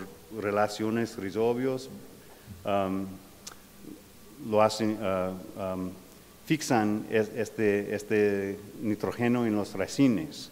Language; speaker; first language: Spanish; non-native, fluent; English